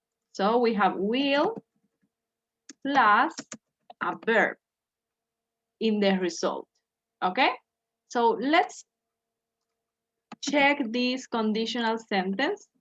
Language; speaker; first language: English; non-native, fluent; Spanish